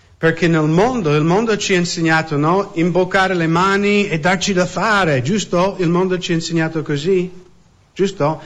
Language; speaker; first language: Italian; non-native, fluent; English